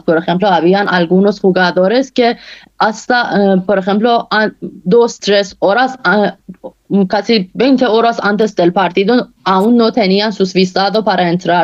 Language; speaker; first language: Spanish; non-native, fluent; Persian